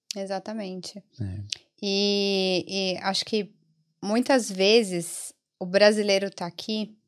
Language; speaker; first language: Portuguese; early bilingual, other home language; Italian